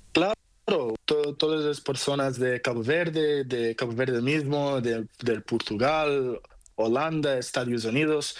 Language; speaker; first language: Spanish; non-native, learner; Portuguese